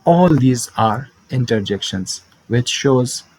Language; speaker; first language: English; non-native, local second language; Urdu